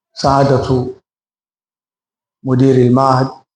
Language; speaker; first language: Arabic; non-native, fluent; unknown